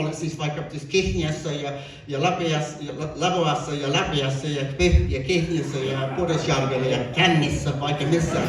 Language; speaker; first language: Finnish; non-native, fluent; English